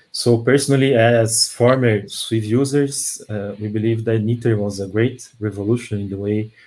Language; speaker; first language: English; non-native, fluent; Portuguese